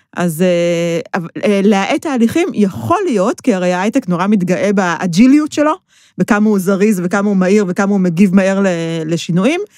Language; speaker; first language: Hebrew; native; Hebrew